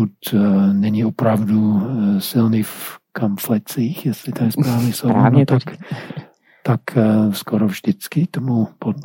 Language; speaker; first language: Czech; non-native, fluent; English